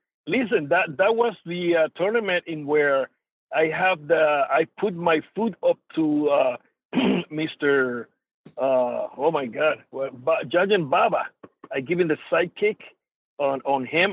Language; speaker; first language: English; non-native, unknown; Spanish